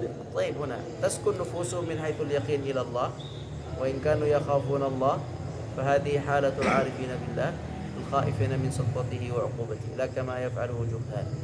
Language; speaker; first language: Arabic; non-native, fluent; Indonesian